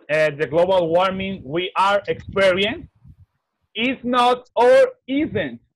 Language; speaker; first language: English; non-native, learner; Spanish